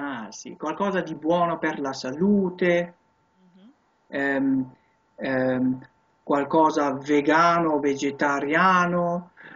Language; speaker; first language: Italian; non-native, learner; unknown